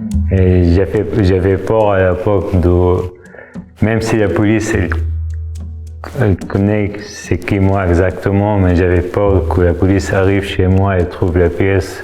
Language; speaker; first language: French; non-native, fluent; Arabic